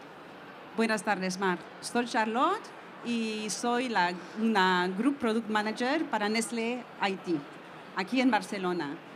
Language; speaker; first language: Spanish; non-native, fluent; French